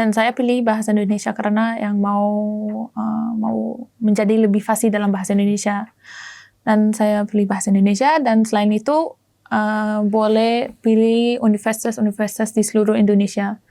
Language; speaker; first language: Indonesian; non-native, learner; German